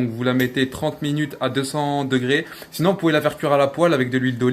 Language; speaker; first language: French; native; French